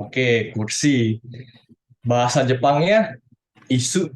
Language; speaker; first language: Indonesian; native; Indonesian